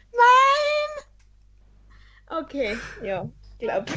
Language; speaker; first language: German; native; German